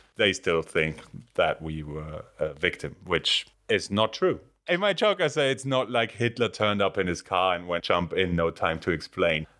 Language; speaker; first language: English; non-native, fluent; German